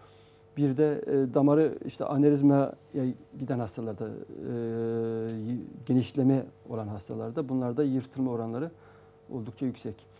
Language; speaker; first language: Turkish; native; Turkish